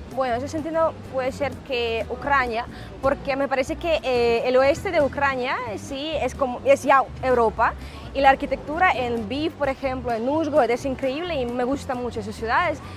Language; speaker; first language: Spanish; early bilingual, other home language; Ukrainian